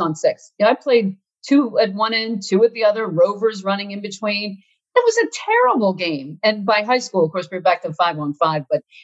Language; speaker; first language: English; native; English